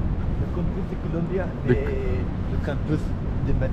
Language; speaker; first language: French; non-native, learner; Spanish